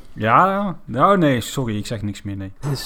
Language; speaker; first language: Dutch; native; Dutch